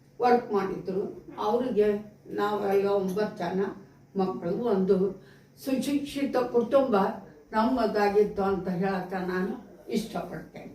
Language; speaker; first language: Kannada; native; Kannada